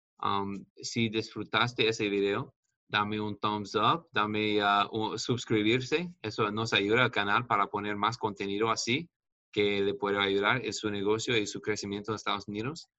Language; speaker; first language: Spanish; non-native, fluent; English